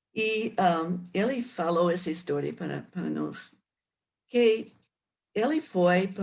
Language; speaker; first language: Portuguese; non-native, learner; English